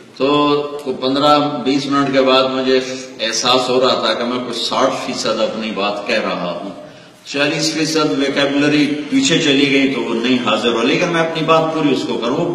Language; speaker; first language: Urdu; non-native, local second language; Punjabi